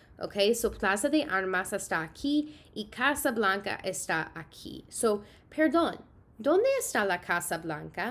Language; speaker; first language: Spanish; non-native, fluent; English